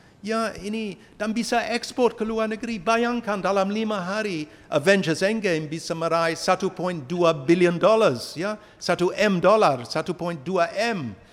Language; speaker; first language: Malay; non-native, fluent; English